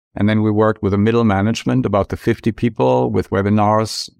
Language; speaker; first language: English; non-native, fluent; German